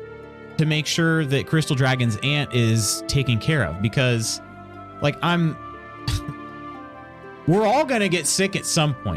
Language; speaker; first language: English; native; English